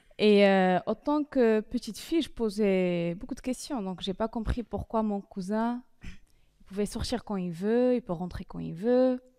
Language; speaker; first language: French; non-native, local second language; Arabic